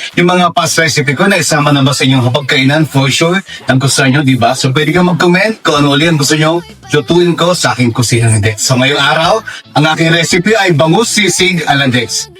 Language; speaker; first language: Filipino; non-native, local second language; Pampanga